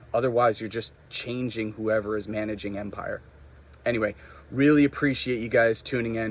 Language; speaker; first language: English; native; English